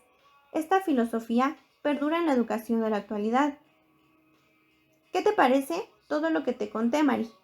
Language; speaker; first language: Spanish; native; Spanish